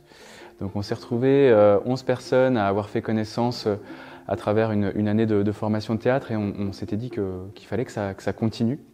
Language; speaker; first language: French; native; French